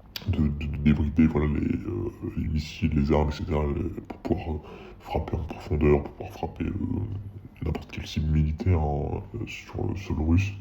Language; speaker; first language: French; native; French